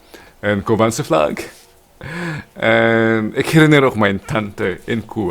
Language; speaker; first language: Dutch; non-native, learner; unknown